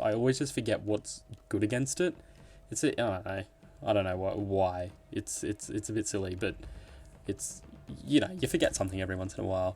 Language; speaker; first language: English; native; English